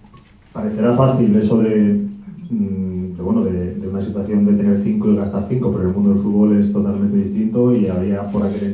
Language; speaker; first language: Spanish; native; Spanish